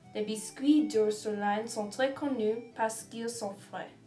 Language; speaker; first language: French; non-native, learner; English